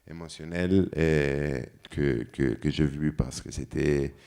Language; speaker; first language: French; non-native, fluent; Spanish